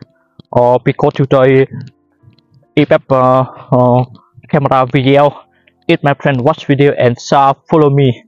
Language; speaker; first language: English; non-native, learner; Vietnamese